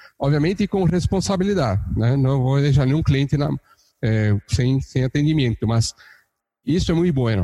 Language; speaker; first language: Portuguese; native; Portuguese